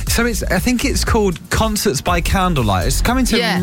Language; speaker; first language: English; native; English